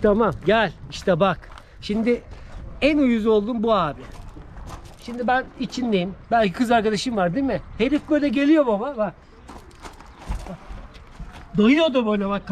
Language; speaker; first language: Turkish; native; Turkish